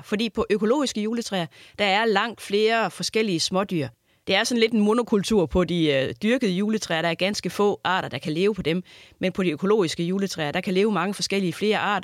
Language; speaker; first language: Danish; native; Danish